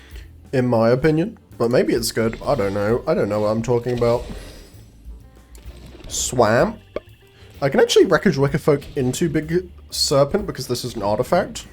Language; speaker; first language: English; native; English